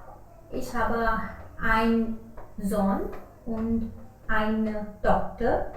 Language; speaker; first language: German; non-native, learner; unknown